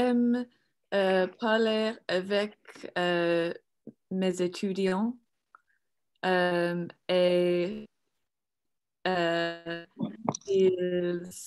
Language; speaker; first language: French; non-native, learner; English